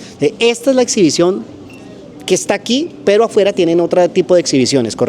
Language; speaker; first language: Spanish; native; Spanish